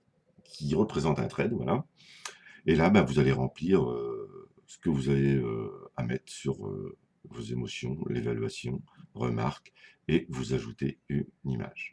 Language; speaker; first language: French; native; French